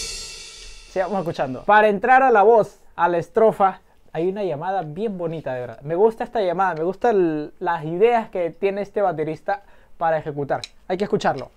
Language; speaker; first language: Spanish; native; Spanish